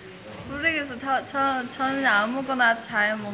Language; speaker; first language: Korean; non-native, fluent; Chinese